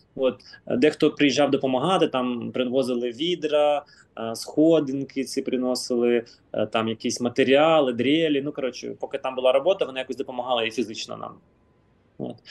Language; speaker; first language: Ukrainian; non-native, local second language; Russian